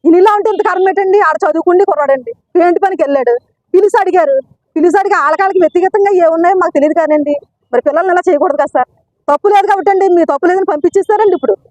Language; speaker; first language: Telugu; native; Telugu